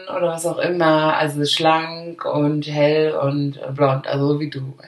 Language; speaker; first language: German; early bilingual, other home language; Arabic